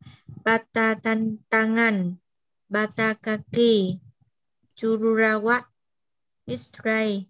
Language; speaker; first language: Indonesian; non-native, learner; Vietnamese